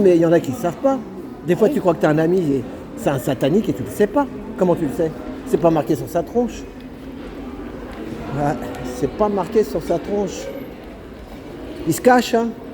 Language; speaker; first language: French; native; French